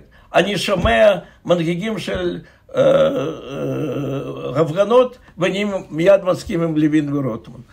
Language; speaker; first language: Hebrew; non-native, fluent; Russian